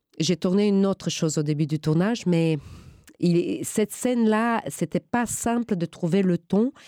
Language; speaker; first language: French; non-native, fluent; Romanian